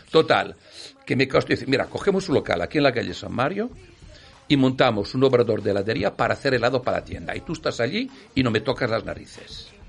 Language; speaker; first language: Spanish; non-native, fluent; Italian